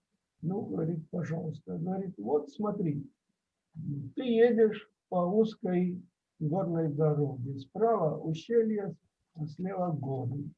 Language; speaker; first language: Russian; non-native, fluent; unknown